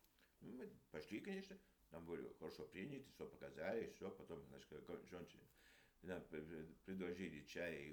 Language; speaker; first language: Russian; early bilingual, heritage; Russian